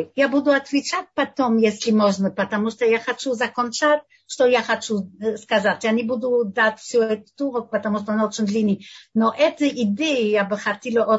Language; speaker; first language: Russian; non-native, learner; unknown